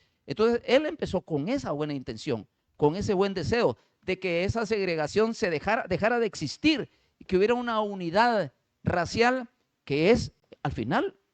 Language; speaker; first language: Spanish; native; Spanish